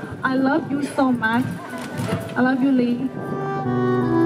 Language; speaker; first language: English; non-native, learner; Thai